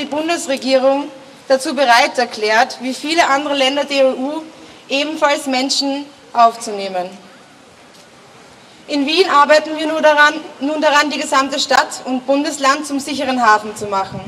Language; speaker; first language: German; native; German